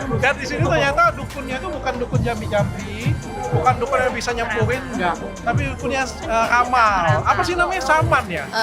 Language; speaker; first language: Indonesian; native; Indonesian